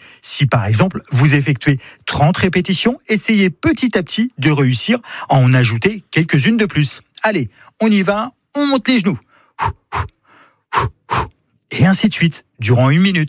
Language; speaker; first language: French; native; French